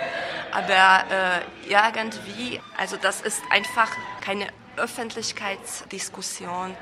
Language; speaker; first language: German; non-native, fluent; Hungarian